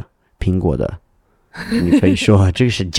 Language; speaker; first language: Chinese; non-native, learner; English